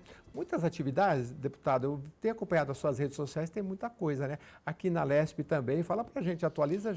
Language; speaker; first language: Portuguese; native; Portuguese